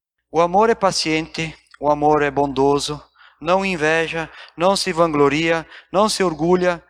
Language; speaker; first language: Portuguese; native; Portuguese